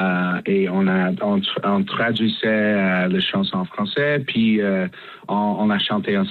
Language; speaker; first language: French; non-native, learner; English